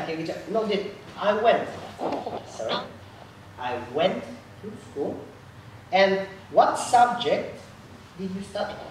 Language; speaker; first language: English; non-native, fluent; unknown